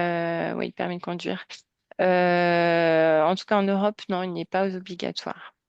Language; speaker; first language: French; native; French